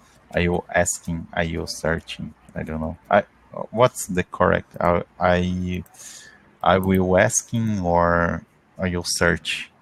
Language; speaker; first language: English; non-native, learner; Portuguese